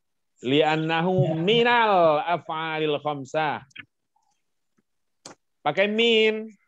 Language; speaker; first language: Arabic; non-native, fluent; Indonesian